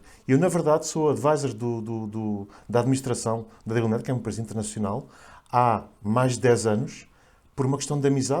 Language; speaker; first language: Portuguese; native; Portuguese